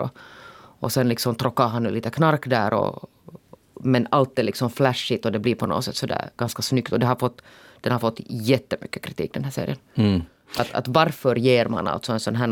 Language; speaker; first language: Swedish; native; Swedish